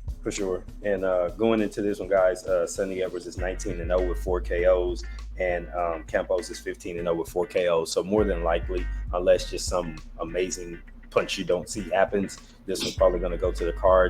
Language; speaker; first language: English; native; English